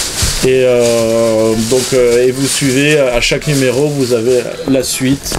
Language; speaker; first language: French; native; French